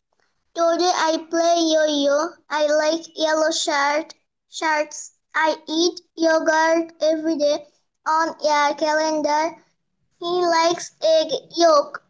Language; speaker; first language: English; non-native, learner; Bangla